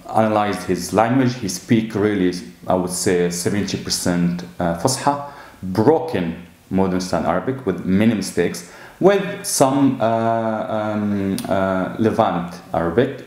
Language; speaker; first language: English; non-native, fluent; Arabic